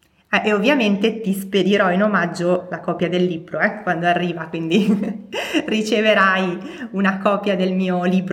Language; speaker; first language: Italian; native; Italian